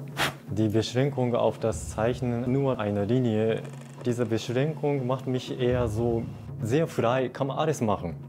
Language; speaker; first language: German; non-native, fluent; Japanese